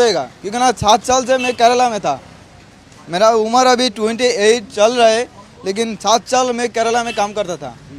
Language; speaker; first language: Hindi; non-native, local second language; Bangla